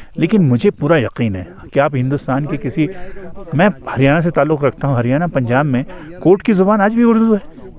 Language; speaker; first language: Urdu; native; Urdu